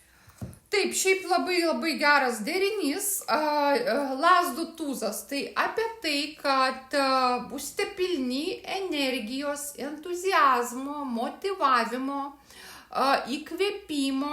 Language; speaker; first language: Lithuanian; native; Lithuanian